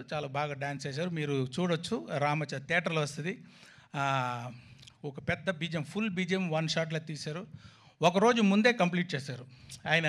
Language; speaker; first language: Telugu; non-native, learner; Tamil